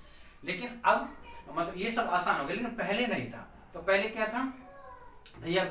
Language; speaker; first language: Hindi; native; Hindi